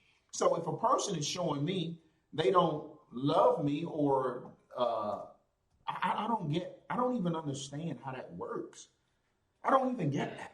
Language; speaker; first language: English; native; English